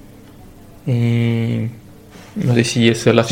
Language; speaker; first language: Spanish; non-native, fluent; Romanian